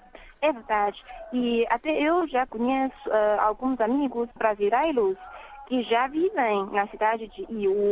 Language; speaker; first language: Portuguese; non-native, fluent; Chinese